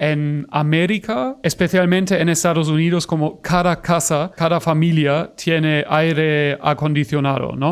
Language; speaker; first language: Spanish; non-native, fluent; German